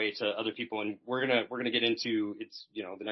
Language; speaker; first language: English; native; English